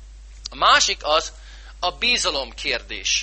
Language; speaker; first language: Hungarian; non-native, fluent; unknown